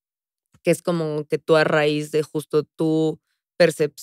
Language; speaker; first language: Spanish; native; Spanish